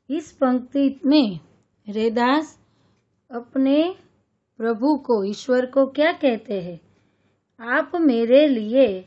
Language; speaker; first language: Hindi; non-native, local second language; Gujarati